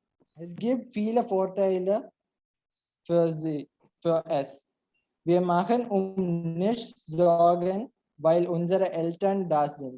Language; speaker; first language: German; non-native, learner; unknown